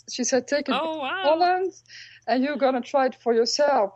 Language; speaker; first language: English; non-native, fluent; Dutch